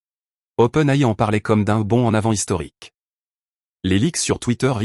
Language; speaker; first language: French; native; French